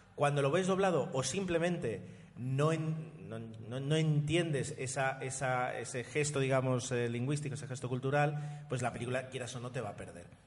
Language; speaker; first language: Spanish; non-native, fluent; Italian